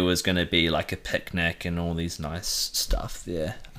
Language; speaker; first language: English; native; English